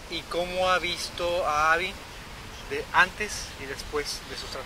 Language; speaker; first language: Spanish; native; Spanish